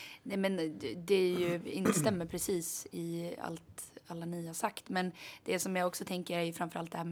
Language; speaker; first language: Swedish; native; Swedish